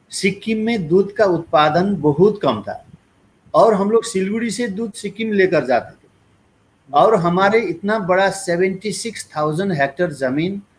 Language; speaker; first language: Hindi; non-native, local second language; Nepali